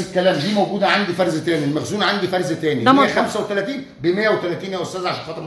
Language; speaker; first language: Arabic; native; Arabic